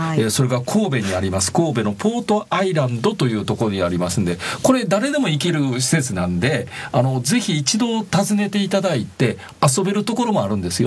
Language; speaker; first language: Japanese; native; Japanese